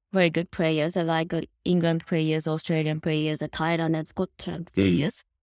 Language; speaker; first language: English; non-native, learner; Japanese